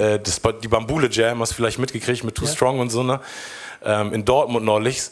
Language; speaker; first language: German; native; German